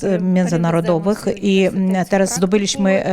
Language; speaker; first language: Polish; non-native, learner; Ukrainian